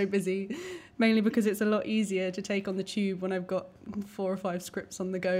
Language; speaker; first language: English; native; English